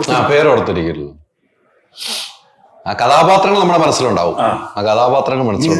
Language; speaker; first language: Malayalam; native; Malayalam